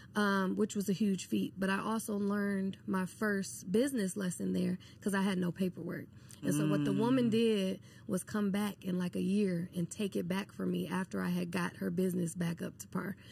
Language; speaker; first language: English; native; English